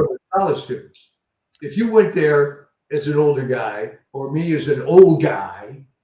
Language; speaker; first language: English; native; English